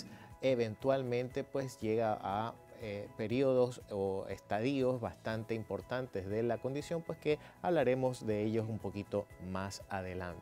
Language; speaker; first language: Spanish; native; Spanish